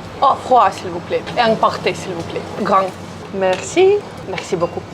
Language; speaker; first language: French; non-native, learner; Russian